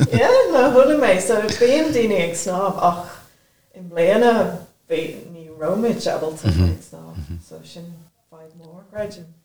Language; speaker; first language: Irish; non-native, local second language; English